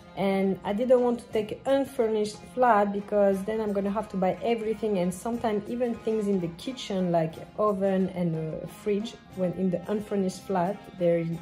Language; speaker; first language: English; non-native, fluent; French